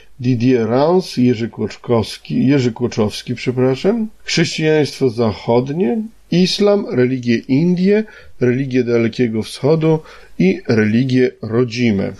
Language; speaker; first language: Polish; native; Polish